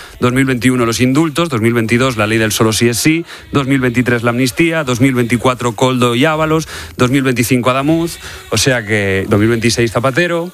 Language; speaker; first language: Spanish; native; Spanish